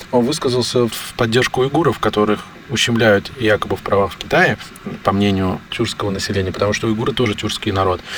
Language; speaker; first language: Russian; native; Russian